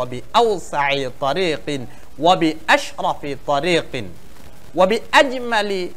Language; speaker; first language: Arabic; non-native, fluent; Bangla